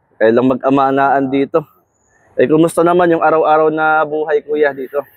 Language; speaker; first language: Filipino; native; Filipino